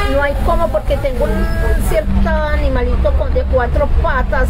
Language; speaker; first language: Spanish; native; Spanish